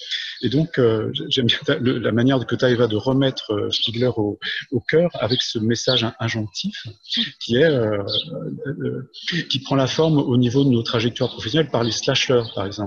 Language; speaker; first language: French; native; French